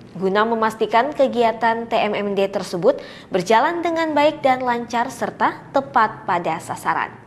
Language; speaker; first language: Indonesian; native; Indonesian